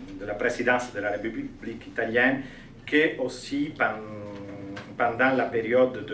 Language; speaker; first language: French; non-native, fluent; Italian